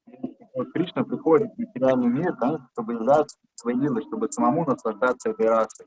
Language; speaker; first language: Russian; native; Russian